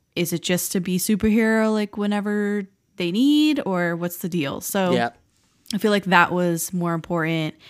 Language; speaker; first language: English; native; English